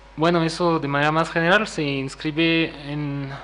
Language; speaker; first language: Spanish; non-native, fluent; French